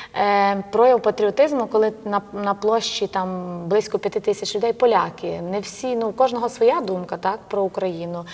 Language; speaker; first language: Ukrainian; native; Ukrainian